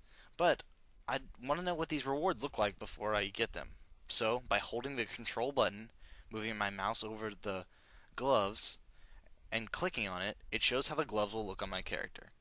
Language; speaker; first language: English; native; English